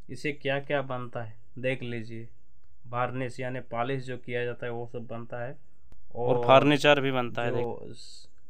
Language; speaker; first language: Hindi; non-native, local second language; Bangla